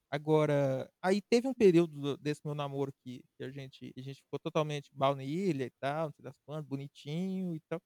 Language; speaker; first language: Portuguese; native; Portuguese